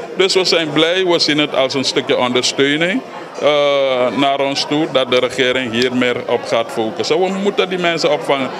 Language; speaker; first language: Dutch; native; Dutch